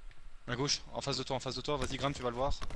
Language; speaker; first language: French; native; French